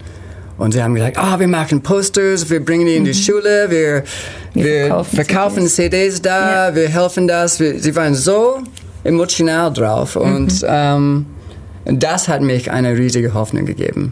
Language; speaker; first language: German; non-native, learner; English